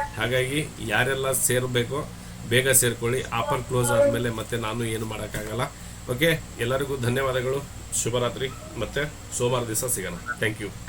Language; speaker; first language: Kannada; native; Kannada